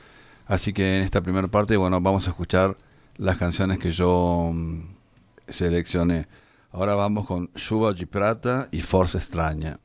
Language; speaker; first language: Spanish; native; Spanish